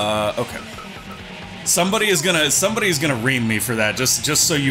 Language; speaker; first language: English; native; English